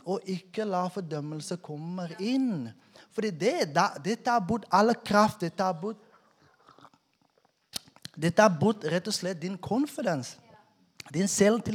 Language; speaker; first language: Norwegian; non-native, fluent; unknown